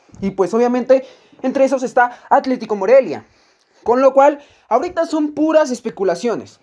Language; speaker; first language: Spanish; native; Spanish